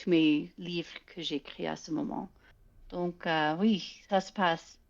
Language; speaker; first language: French; non-native, fluent; English